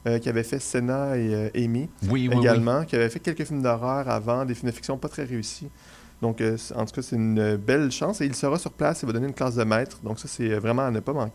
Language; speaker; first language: French; native; French